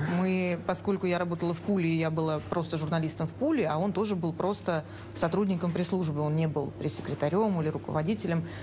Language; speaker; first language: Russian; native; Russian